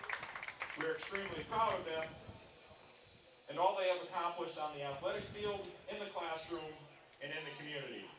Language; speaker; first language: English; native; English